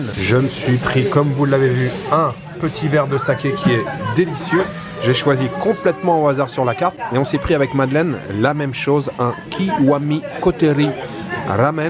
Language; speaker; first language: French; native; French